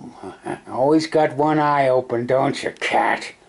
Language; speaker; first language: English; native; English